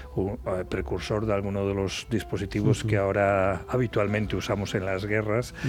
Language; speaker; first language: Spanish; native; Spanish